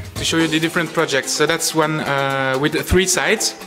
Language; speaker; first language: English; non-native, fluent; French